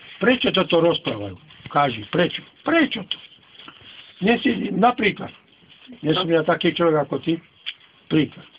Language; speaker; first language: Slovak; non-native, local second language; Hungarian